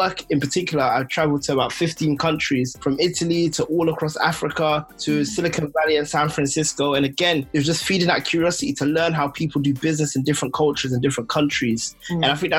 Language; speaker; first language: English; native; English